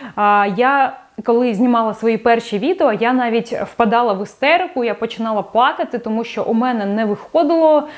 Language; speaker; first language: Ukrainian; non-native, local second language; Russian